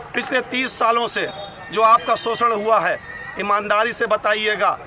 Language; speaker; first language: Hindi; native; Hindi